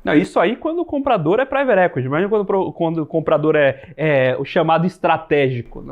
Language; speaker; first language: Portuguese; native; Portuguese